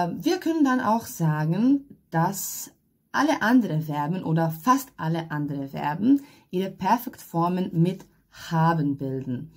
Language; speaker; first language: German; non-native, fluent; Hungarian